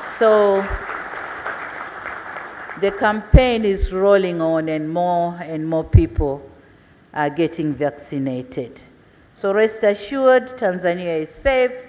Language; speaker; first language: English; non-native, local second language; Swahili